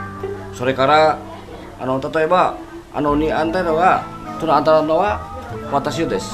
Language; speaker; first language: Japanese; non-native, learner; Sundanese